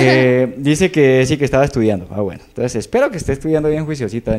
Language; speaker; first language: Spanish; native; Spanish